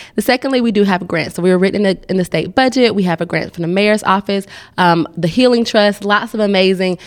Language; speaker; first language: English; native; English